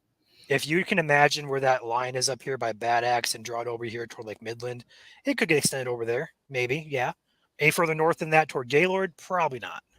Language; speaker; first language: English; native; English